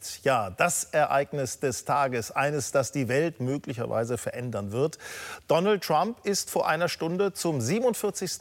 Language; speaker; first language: German; native; German